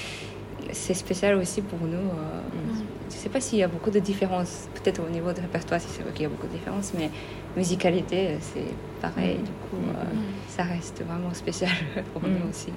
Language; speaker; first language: French; non-native, fluent; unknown